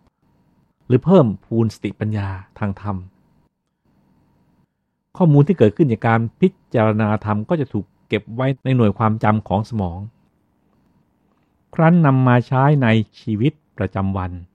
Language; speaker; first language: Thai; native; Thai